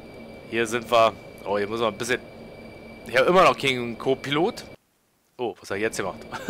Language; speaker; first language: German; native; German